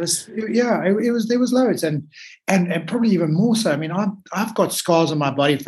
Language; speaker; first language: English; native; English